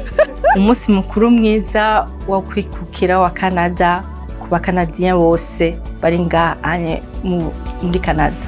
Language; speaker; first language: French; non-native, local second language; Rundi